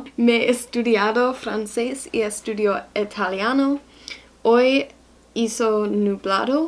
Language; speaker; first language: Spanish; non-native, learner; English